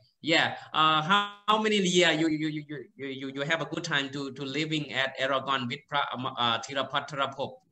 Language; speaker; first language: English; non-native, learner; Thai